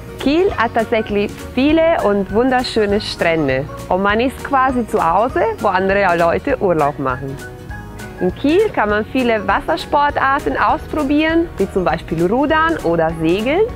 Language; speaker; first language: German; non-native, fluent; Italian